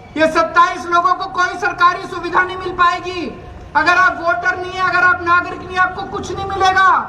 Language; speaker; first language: Hindi; native; Hindi